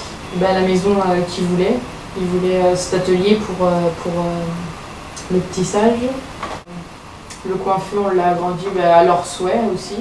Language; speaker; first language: French; native; French